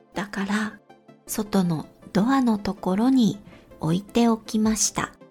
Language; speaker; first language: Japanese; native; Japanese